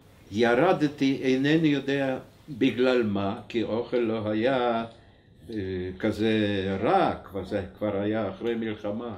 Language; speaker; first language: Hebrew; non-native, fluent; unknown